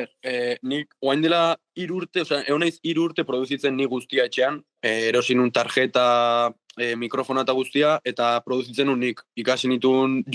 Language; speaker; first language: Basque; native; Basque